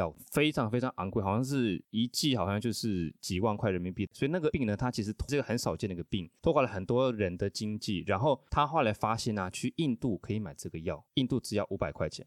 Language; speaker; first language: Chinese; non-native, fluent; Spanish